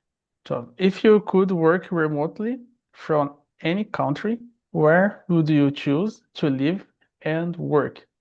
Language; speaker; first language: English; non-native, learner; Portuguese